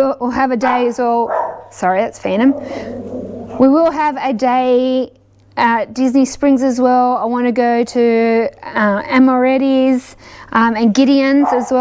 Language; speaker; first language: English; native; English